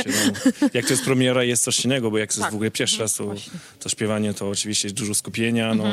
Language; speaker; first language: Polish; non-native, learner; French